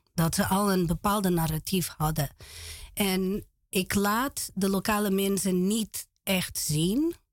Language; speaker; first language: Dutch; non-native, fluent; Portuguese